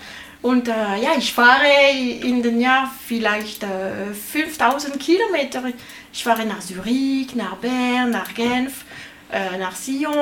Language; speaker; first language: German; non-native, learner; French